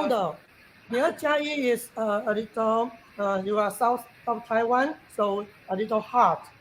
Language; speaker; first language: English; non-native, learner; Chinese